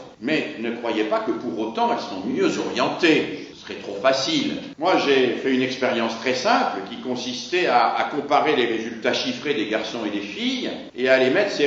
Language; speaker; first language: French; native; French